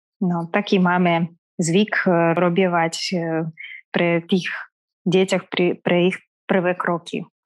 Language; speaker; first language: Slovak; non-native, fluent; Kazakh